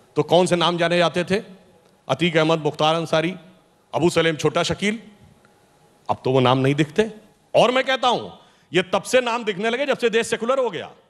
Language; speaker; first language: Hindi; native; Hindi